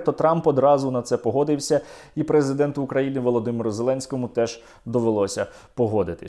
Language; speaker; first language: Ukrainian; native; Ukrainian